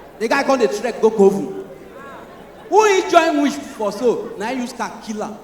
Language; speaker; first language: Nigerian Pidgin; native; Nigerian Pidgin